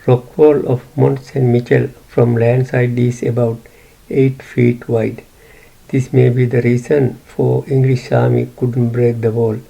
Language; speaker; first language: English; non-native, local second language; Sinhala